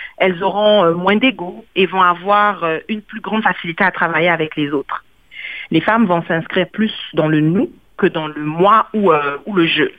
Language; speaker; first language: French; non-native, local second language; Kongo